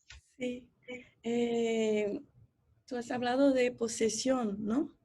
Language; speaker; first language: Spanish; non-native, fluent; Portuguese